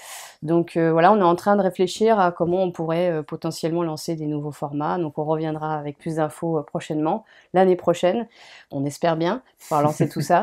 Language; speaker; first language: French; native; French